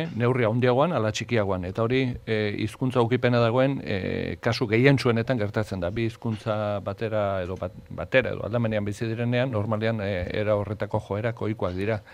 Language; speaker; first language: Basque; native; Basque